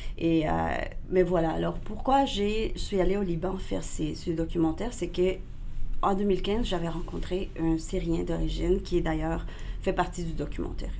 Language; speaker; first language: French; non-native, fluent; Spanish